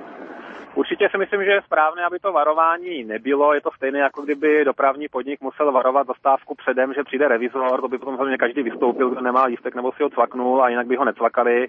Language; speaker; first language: Czech; native; Czech